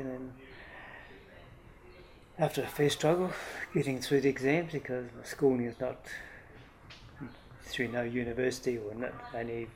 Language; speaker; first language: English; native; English